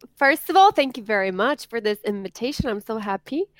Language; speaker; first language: English; non-native, fluent; Spanish